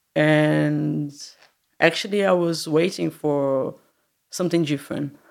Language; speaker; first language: English; non-native, learner; Portuguese